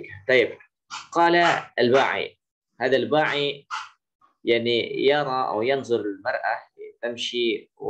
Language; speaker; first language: Arabic; non-native, fluent; Indonesian